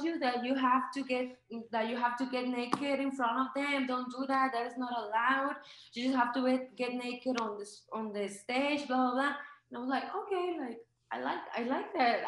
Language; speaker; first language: English; non-native, fluent; Spanish